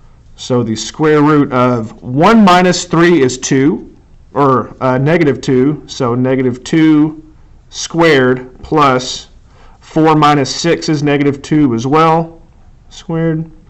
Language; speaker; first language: English; native; English